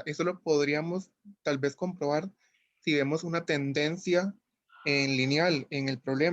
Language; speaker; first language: Spanish; native; Spanish